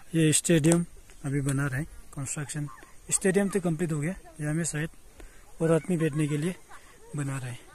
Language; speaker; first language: Hindi; non-native, local second language; Adi